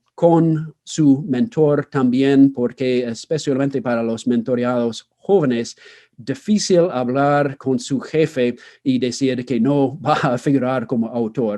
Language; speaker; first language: Spanish; non-native, fluent; English